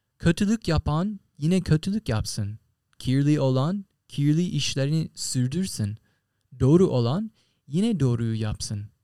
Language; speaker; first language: Turkish; non-native, fluent; English